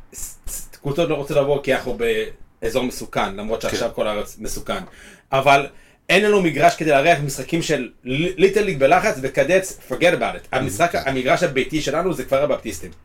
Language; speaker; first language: Hebrew; early bilingual, other home language; English